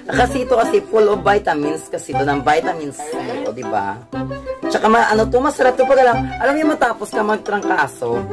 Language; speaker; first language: Filipino; non-native, local second language; Hiligaynon